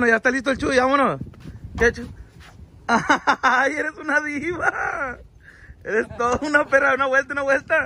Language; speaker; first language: Spanish; native; Spanish